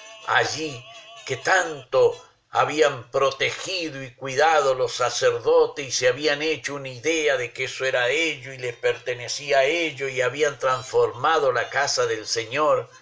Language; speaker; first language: Spanish; native; Spanish